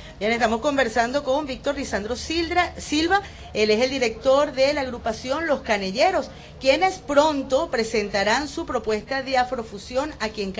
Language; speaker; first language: Spanish; native; Spanish